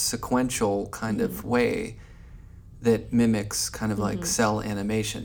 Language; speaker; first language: English; native; English